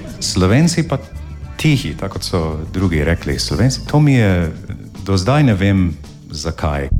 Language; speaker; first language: Slovenian; non-native, fluent; English